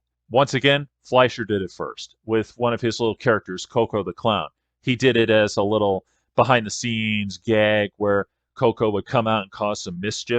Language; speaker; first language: English; native; English